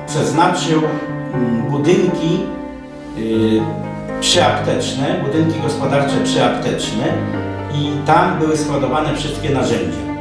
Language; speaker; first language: Polish; native; Polish